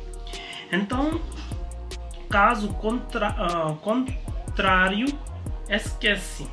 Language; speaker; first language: Portuguese; non-native, learner; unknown